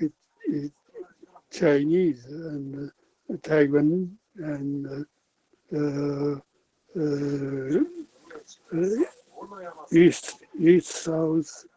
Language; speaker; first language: English; non-native, learner; Japanese